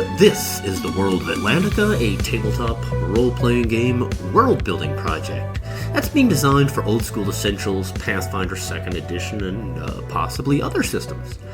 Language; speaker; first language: English; native; English